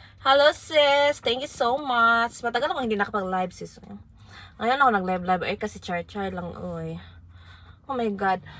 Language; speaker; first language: Filipino; non-native, local second language; Waray